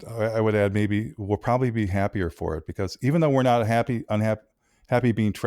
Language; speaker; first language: English; native; English